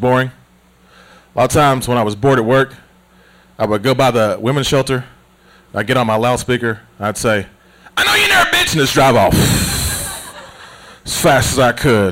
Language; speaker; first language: English; native; English